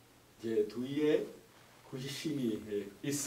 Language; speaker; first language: Korean; non-native, learner; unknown